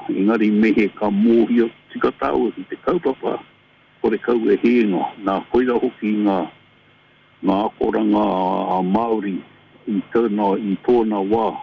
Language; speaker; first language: Māori; non-native, local second language; English